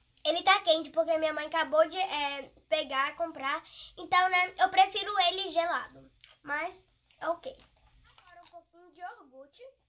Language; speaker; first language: Portuguese; early bilingual, heritage; Portuguese